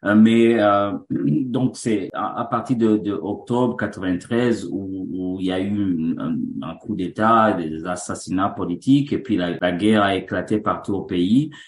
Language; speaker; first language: French; non-native, local second language; Rundi